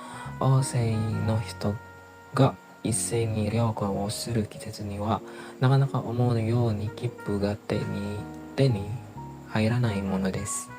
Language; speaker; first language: Japanese; non-native, learner; Indonesian